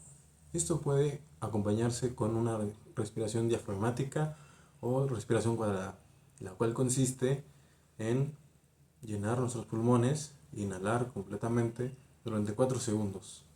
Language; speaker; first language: Spanish; native; Spanish